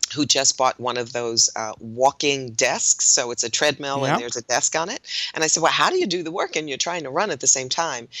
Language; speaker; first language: English; native; English